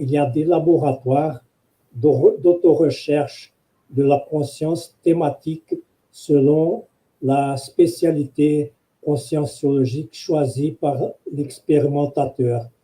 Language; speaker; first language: French; non-native, fluent; Portuguese